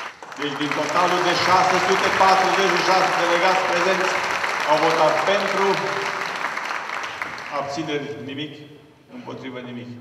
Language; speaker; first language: Romanian; native; Romanian